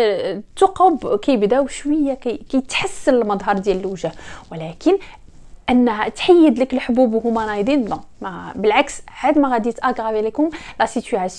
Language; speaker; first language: Arabic; native; Arabic